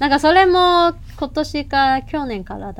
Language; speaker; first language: Japanese; non-native, fluent; Cantonese